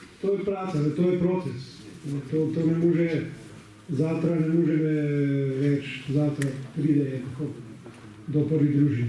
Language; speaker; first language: Slovak; non-native, learner; Slovenian